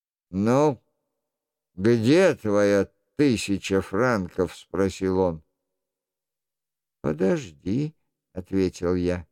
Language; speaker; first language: Russian; native; Russian